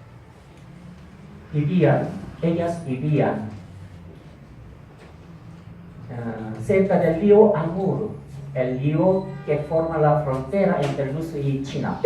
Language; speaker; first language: Spanish; non-native, fluent; Korean